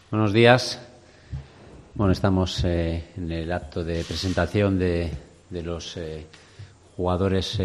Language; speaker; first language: Spanish; native; Spanish